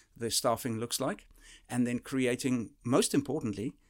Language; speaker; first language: English; early bilingual, other home language; Dutch